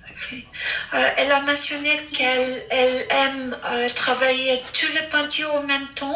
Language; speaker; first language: French; non-native, fluent; English